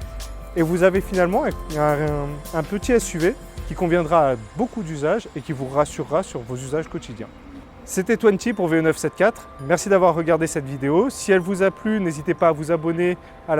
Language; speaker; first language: French; native; French